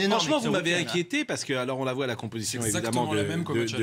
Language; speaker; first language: French; native; French